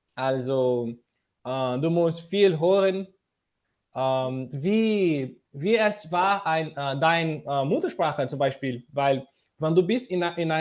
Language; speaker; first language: German; non-native, learner; Portuguese